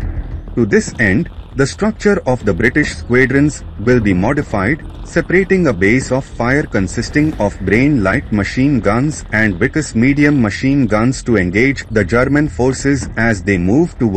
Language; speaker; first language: English; non-native, fluent; Portuguese